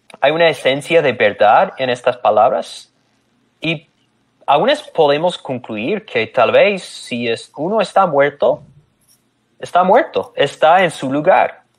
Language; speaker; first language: Spanish; non-native, fluent; English